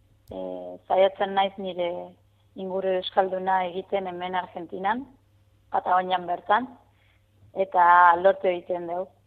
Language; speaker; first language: Basque; non-native, fluent; Spanish